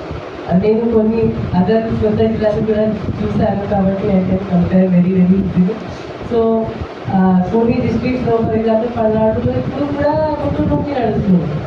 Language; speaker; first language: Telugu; non-native, fluent; Hindi